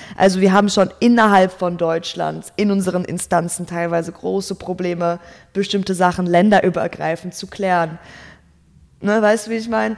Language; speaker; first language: German; native; German